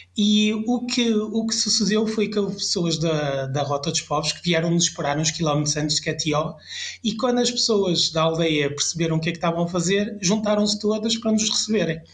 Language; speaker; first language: Portuguese; early bilingual, other home language; French